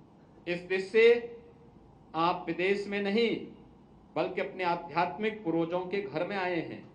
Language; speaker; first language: Hindi; native; Hindi